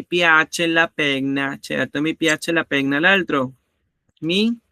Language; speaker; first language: Italian; non-native, learner; Spanish